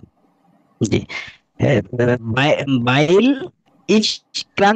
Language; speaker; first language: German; non-native, learner; Bangla